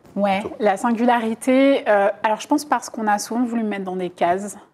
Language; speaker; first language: French; native; French